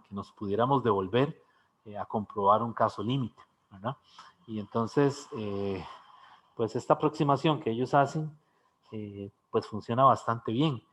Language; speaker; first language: Spanish; native; Spanish